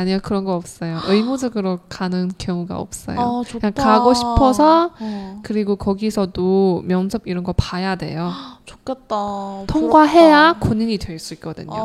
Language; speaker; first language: Korean; non-native, learner; Chinese